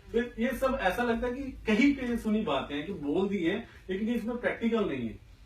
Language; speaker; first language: Hindi; non-native, local second language; Punjabi